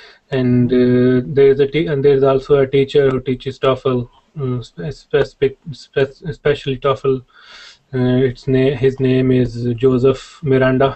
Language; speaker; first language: English; non-native, learner; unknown